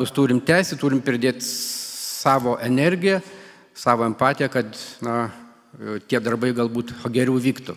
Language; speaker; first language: Lithuanian; native; Lithuanian